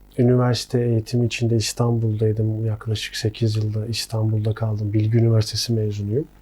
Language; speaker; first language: Turkish; early bilingual, other home language; Abkhazian